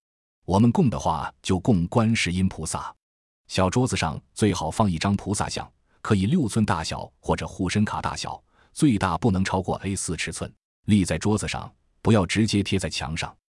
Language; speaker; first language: Chinese; native; Chinese